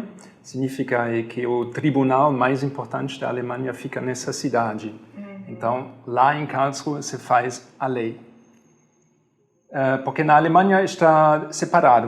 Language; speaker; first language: Portuguese; non-native, fluent; German